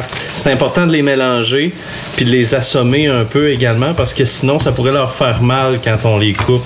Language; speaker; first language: French; native; French